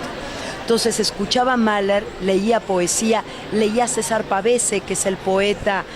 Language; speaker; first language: Spanish; native; Spanish